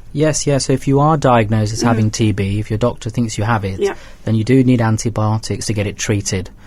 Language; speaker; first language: English; native; English